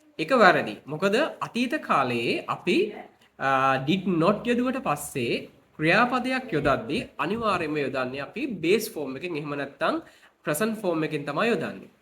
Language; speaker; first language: Sinhala; native; Sinhala